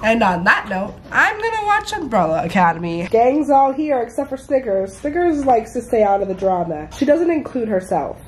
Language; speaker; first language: English; native; English